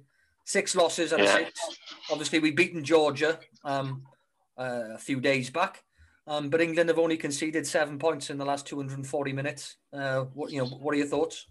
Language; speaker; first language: English; native; English